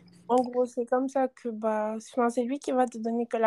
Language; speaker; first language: French; non-native, local second language; Wolof